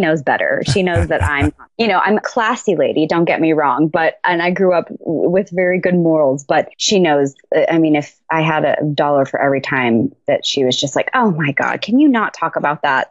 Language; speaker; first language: English; native; English